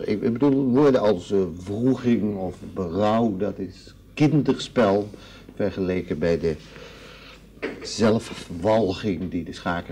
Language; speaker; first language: Dutch; native; Dutch